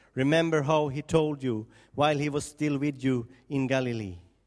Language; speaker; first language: English; non-native, fluent; Swedish